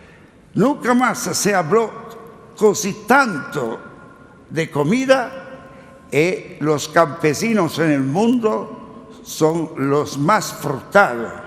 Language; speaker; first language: Spanish; non-native, learner; Italian